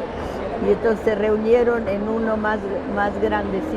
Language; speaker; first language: Spanish; early bilingual, other home language; French